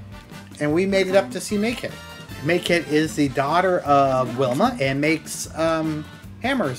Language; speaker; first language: English; native; English